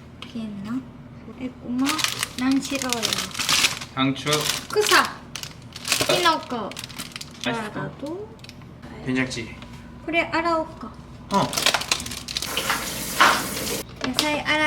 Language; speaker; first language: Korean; non-native, learner; Japanese